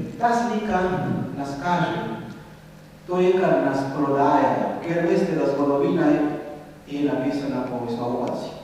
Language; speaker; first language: Slovenian; non-native, fluent; Spanish